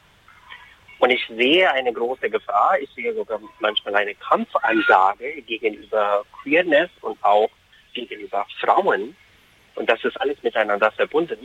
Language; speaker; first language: German; non-native, fluent; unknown